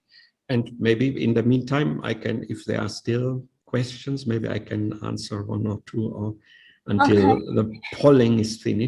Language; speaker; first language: English; non-native, fluent; Indonesian